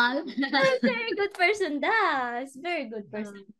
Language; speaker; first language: English; non-native, learner; Cebuano